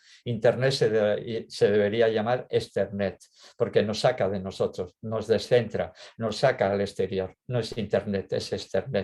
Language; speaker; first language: Spanish; native; Spanish